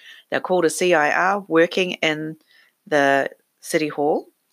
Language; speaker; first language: English; native; English